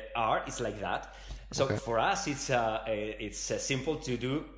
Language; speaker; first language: English; non-native, fluent; Spanish